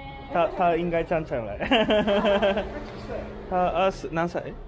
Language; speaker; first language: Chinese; non-native, learner; Japanese